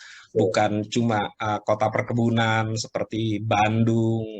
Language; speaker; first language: Indonesian; native; Indonesian